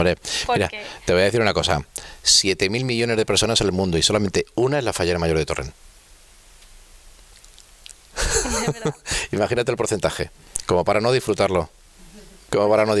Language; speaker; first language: Spanish; native; Spanish